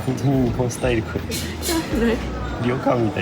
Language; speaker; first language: Japanese; non-native, learner; French